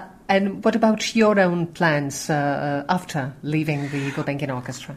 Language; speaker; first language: English; non-native, fluent; Portuguese